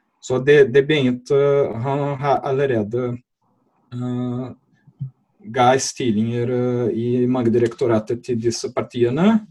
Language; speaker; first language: Norwegian; non-native, fluent; Portuguese